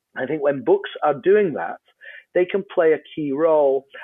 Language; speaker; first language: English; native; English